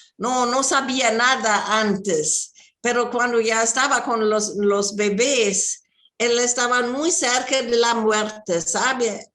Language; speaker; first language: Spanish; non-native, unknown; German